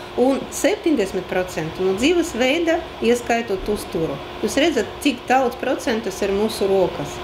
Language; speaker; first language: Latvian; non-native, local second language; Russian